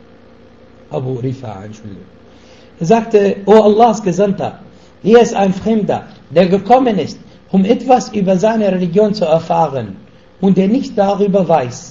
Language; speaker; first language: German; non-native, fluent; Arabic